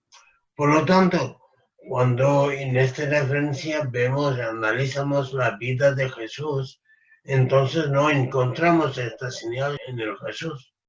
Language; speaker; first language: Spanish; non-native, fluent; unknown